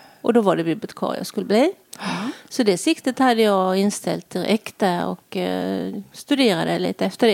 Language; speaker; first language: Swedish; native; Swedish